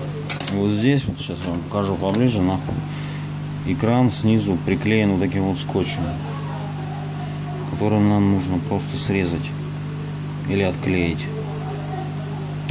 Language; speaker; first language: Russian; native; Russian